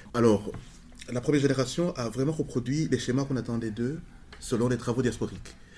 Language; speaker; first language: French; non-native, local second language; Kinyarwanda